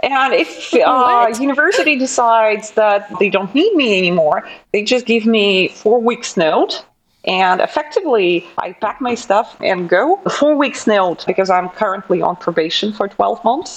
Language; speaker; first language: English; non-native, fluent; Russian